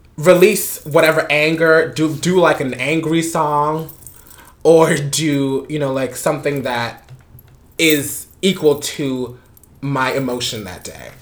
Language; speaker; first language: English; non-native, fluent; Spanish